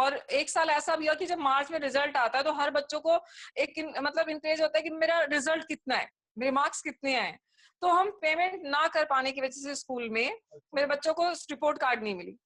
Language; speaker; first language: Hindi; native; Hindi